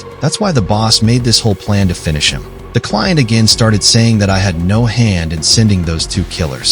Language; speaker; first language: English; non-native, local second language; Hindi